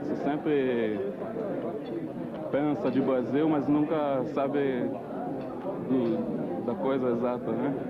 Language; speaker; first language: Portuguese; early bilingual, heritage; Portuguese